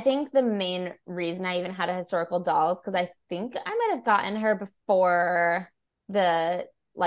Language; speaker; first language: English; native; English